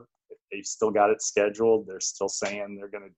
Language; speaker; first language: English; native; English